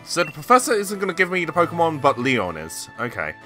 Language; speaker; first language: English; native; English